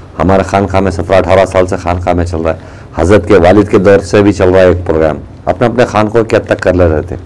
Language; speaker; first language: Urdu; native; Urdu